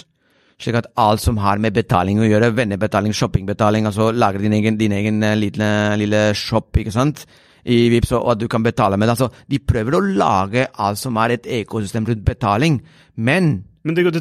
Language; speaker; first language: Norwegian; non-native, fluent; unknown